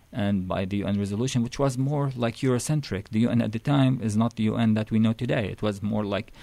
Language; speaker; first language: English; non-native, fluent; Arabic